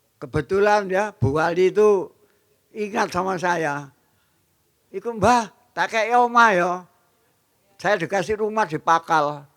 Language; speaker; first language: Indonesian; non-native, local second language; Javanese